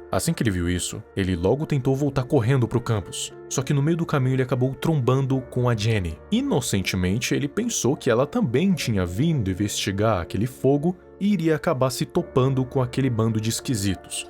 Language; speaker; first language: Portuguese; native; Portuguese